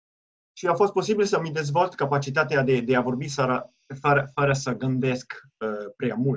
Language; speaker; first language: Romanian; non-native, fluent; Italian